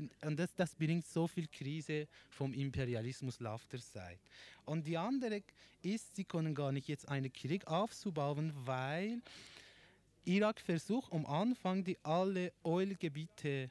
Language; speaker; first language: German; non-native, learner; Persian